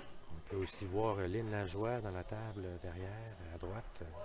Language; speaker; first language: French; native; French